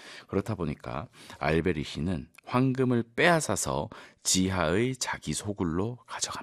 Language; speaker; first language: Korean; native; Korean